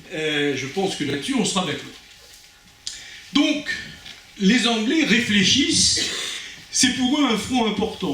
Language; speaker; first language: French; native; French